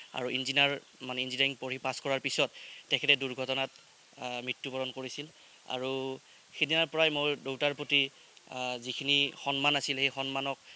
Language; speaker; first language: Assamese; native; Assamese